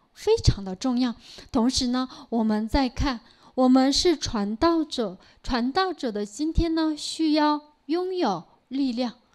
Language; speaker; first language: Chinese; non-native, local second language; Korean